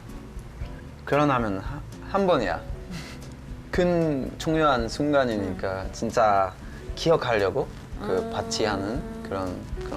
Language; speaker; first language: Korean; non-native, local second language; French